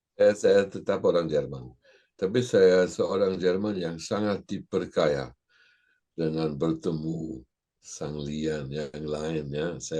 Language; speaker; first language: Indonesian; non-native, fluent; German